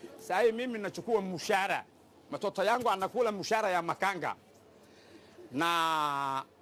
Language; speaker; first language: Swahili; non-native, learner; Somali